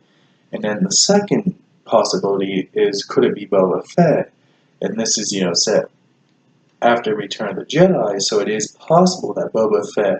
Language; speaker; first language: English; native; English